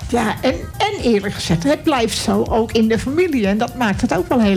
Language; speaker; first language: Dutch; native; Dutch